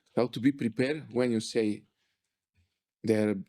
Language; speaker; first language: English; non-native, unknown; Bulgarian